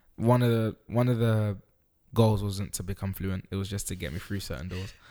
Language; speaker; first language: English; native; English